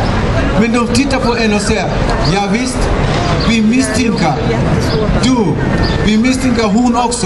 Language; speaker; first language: Swedish; non-native, fluent; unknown